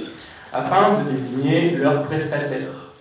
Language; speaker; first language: French; native; French